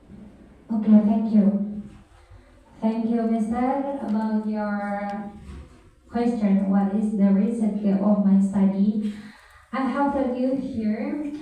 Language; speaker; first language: English; non-native, learner; Indonesian